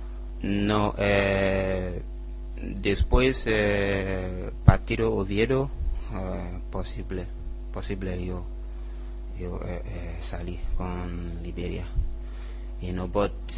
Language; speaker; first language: Spanish; non-native, learner; English